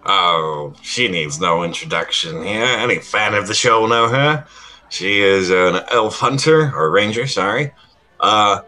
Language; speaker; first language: English; native; English